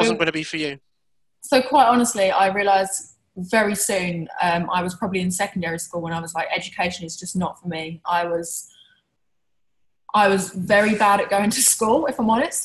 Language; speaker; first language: English; native; English